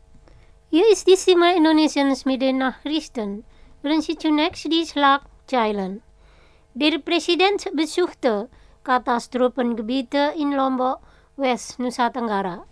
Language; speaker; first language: German; non-native, fluent; Indonesian